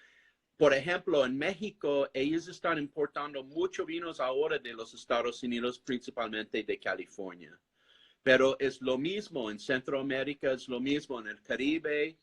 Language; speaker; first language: Spanish; non-native, fluent; English